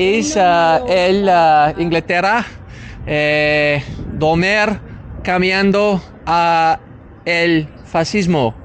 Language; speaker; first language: Spanish; non-native, learner; English